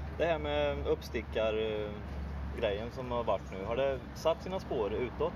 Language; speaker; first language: Swedish; native; Swedish